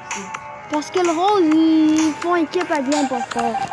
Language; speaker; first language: French; native; French